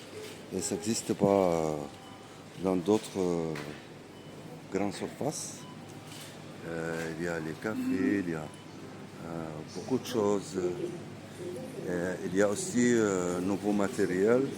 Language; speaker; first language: French; non-native, learner; Arabic